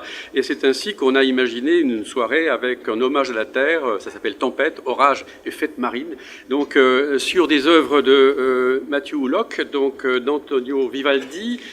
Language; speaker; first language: French; native; French